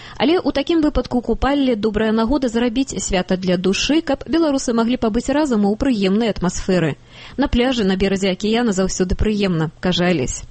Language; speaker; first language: Belarusian; native; Belarusian